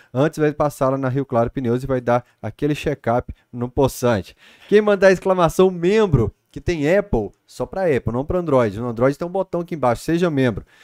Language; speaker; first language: Portuguese; native; Portuguese